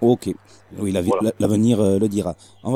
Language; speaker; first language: French; native; French